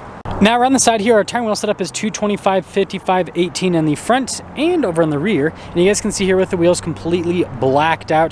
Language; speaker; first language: English; native; English